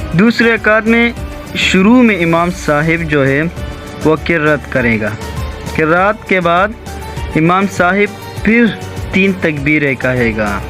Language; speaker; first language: Urdu; non-native, local second language; Pashto